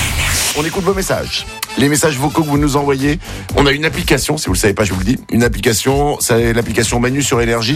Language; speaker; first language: French; native; French